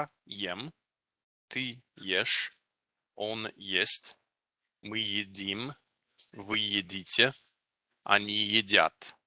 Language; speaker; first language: Russian; non-native, fluent; English